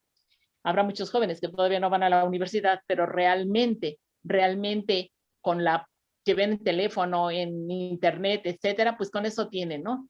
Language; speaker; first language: Spanish; native; Spanish